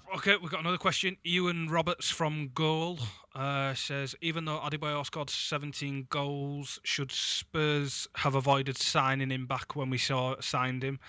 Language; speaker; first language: English; native; English